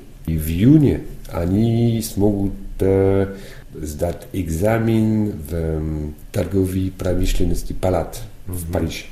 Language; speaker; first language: Russian; non-native, fluent; French